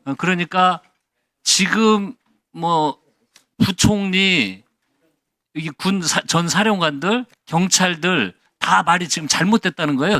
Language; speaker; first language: Korean; native; Korean